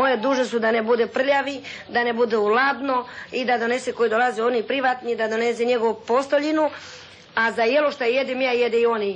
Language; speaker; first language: Serbian; non-native, local second language; Romanian